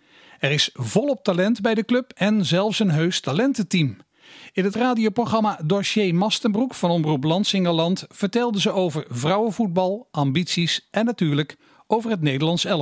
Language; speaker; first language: Dutch; native; Dutch